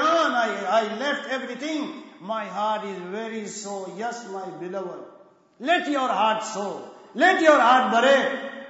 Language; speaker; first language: English; non-native, local second language; Urdu